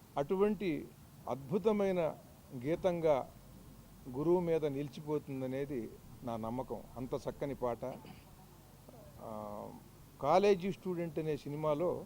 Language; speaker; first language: Telugu; native; Telugu